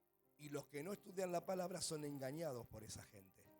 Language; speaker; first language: Spanish; native; Spanish